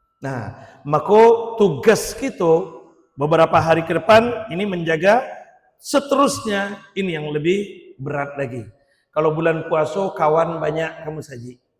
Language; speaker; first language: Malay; non-native, local second language; Minangkabau